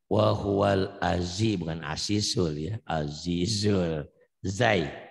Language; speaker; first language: Indonesian; non-native, local second language; Sundanese